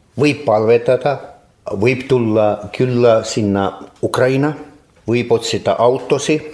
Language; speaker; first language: Estonian; non-native, local second language; Russian